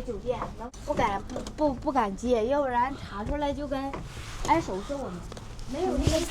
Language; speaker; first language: Chinese; native; Chinese